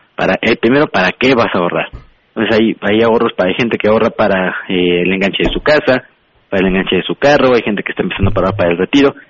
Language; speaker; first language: Spanish; native; Spanish